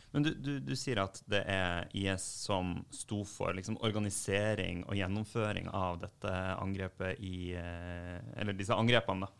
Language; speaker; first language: Norwegian; native; Norwegian